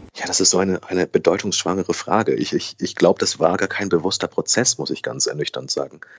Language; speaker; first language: German; early bilingual, other home language; Portuguese